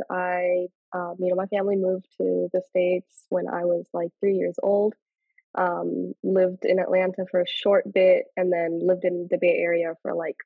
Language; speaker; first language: English; early bilingual, other home language; Telugu